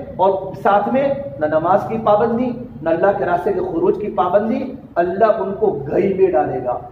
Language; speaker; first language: Urdu; non-native, local second language; Gujarati